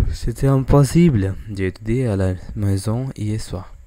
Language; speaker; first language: French; non-native, learner; English